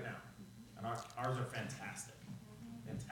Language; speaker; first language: English; native; English